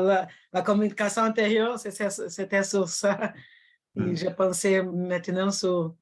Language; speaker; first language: French; non-native, fluent; Portuguese